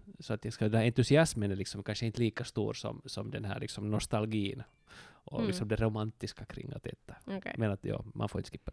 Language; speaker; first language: Swedish; native; Swedish